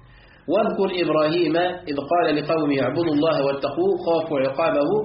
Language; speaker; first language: Arabic; native; Arabic